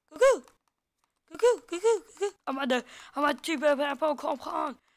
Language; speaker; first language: French; native; French